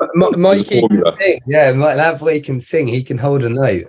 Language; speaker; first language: English; native; English